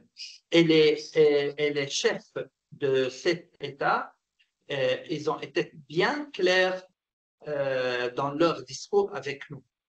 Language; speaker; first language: French; non-native, fluent; Arabic